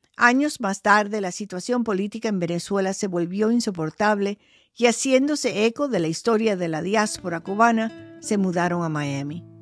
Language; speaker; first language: Spanish; early bilingual, heritage; Spanish